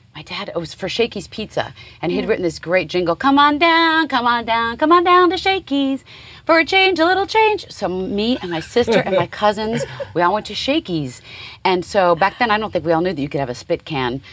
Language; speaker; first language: English; native; English